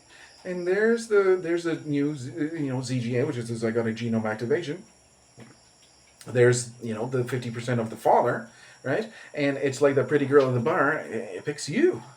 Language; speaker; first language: English; native; English